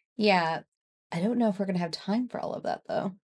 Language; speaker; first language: English; native; English